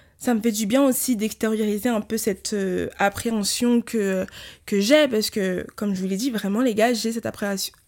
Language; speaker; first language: French; early bilingual, other home language; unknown